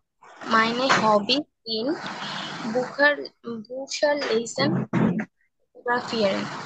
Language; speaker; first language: German; non-native, learner; Bangla